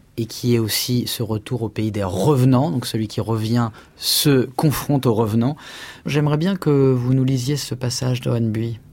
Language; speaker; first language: French; native; French